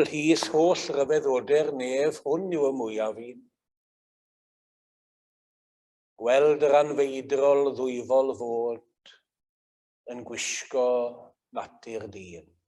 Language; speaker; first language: Welsh; native; Welsh